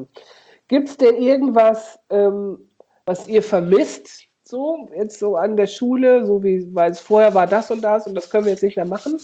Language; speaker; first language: German; native; German